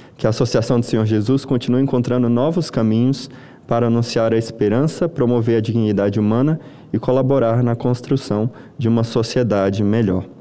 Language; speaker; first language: Portuguese; native; Portuguese